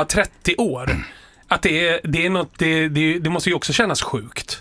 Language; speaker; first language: Swedish; native; Swedish